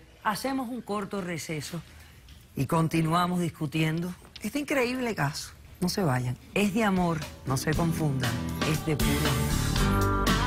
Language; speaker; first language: Spanish; native; Spanish